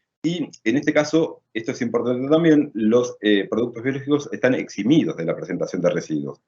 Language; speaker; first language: Spanish; native; Spanish